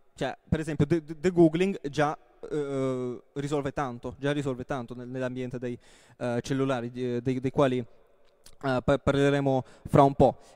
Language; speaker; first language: Italian; non-native, fluent; Russian